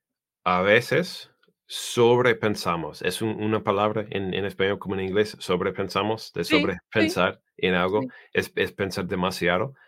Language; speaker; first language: Spanish; non-native, learner; English